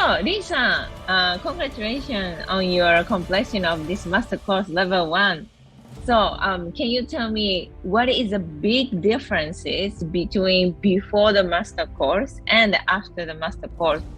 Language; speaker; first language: English; non-native, fluent; Japanese